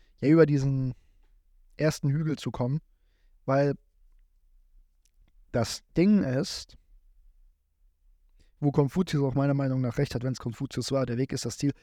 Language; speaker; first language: German; native; German